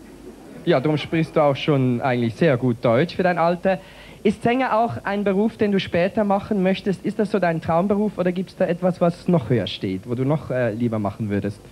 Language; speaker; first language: German; native; German